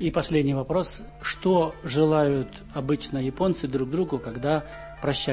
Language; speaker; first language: Russian; native; Russian